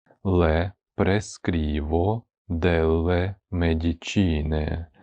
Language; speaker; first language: Italian; non-native, fluent; Ukrainian